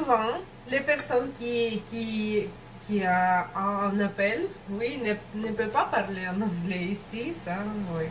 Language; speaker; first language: French; non-native, learner; Russian